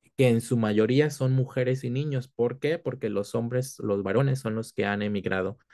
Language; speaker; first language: Spanish; early bilingual, heritage; Spanish